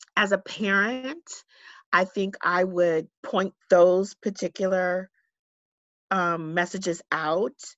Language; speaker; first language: English; native; English